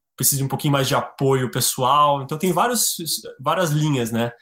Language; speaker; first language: Portuguese; native; Portuguese